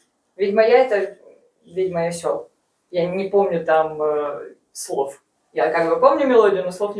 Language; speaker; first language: Russian; native; Russian